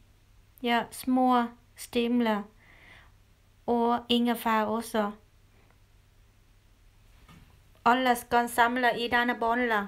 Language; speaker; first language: Norwegian; non-native, learner; Vietnamese